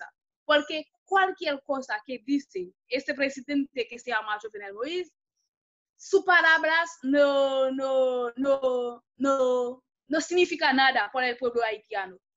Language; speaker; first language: Spanish; non-native, fluent; Haitian Creole